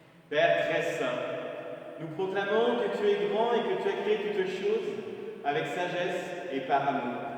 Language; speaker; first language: French; native; French